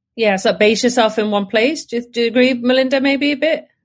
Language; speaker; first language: English; native; English